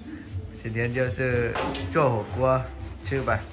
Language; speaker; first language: Chinese; non-native, fluent; Vietnamese